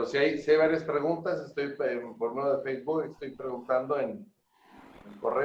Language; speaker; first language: Spanish; native; Spanish